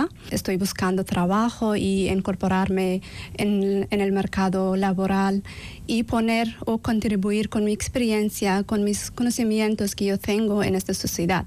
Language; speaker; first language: Spanish; non-native, learner; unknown